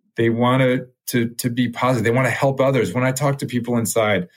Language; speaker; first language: English; early bilingual, other home language; French